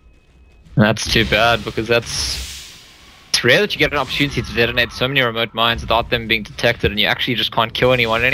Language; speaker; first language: English; native; English